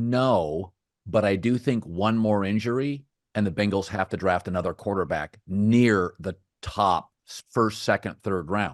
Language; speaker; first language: English; native; English